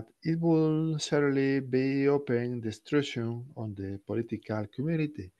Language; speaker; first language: English; non-native, fluent; Spanish